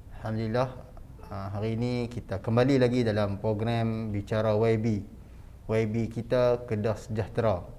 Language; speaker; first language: Malay; native; Malay